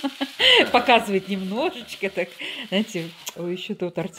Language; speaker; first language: Russian; native; Russian